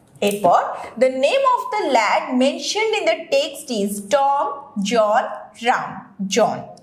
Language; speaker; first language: English; non-native, local second language; Bangla